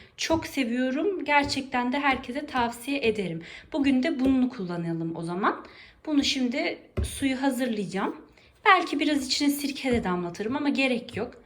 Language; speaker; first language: Turkish; early bilingual, heritage; Turkish